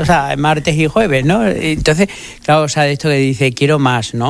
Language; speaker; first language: Spanish; native; Spanish